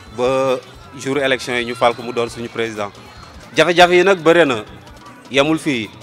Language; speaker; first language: Wolof; non-native, local second language; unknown